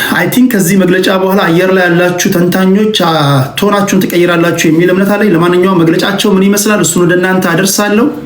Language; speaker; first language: Amharic; native; Amharic